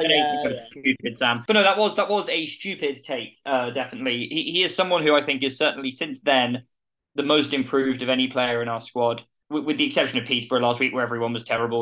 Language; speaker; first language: English; native; English